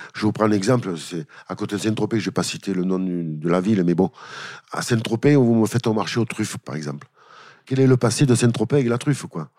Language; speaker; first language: French; native; French